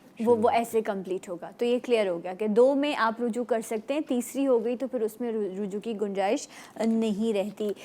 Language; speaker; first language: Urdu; native; Urdu